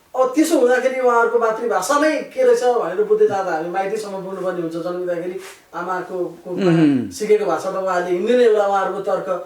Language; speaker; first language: Nepali; native; Nepali